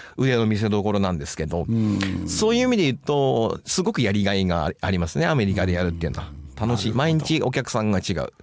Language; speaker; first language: Japanese; native; Japanese